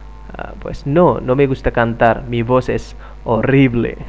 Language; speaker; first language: Spanish; non-native, fluent; Indonesian